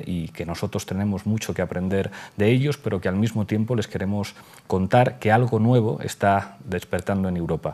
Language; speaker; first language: Spanish; native; Spanish